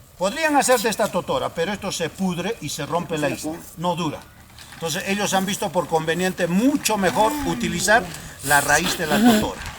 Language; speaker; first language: Spanish; native; Spanish